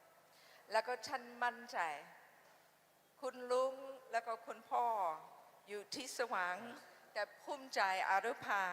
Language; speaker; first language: Thai; non-native, fluent; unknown